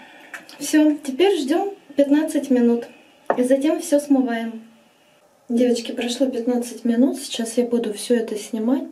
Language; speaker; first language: Russian; native; Russian